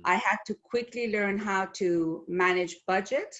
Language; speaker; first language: English; non-native, fluent; Persian